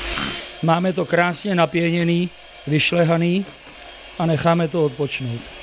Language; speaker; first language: Czech; native; Czech